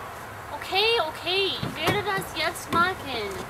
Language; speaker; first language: German; non-native, learner; English